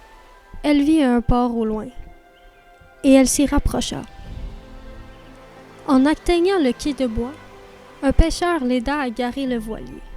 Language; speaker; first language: French; native; French